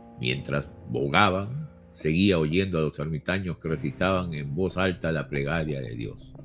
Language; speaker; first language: Spanish; native; Spanish